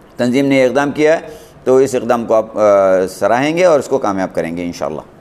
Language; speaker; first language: Hindi; non-native, local second language; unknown